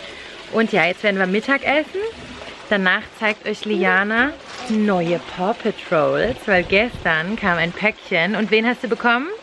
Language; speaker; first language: German; native; German